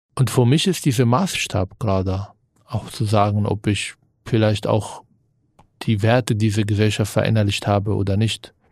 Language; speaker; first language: German; non-native, fluent; Arabic